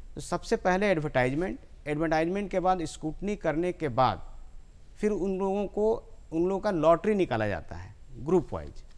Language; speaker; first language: Hindi; native; Hindi